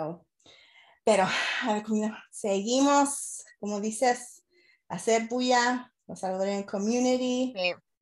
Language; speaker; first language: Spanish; early bilingual, heritage; Spanish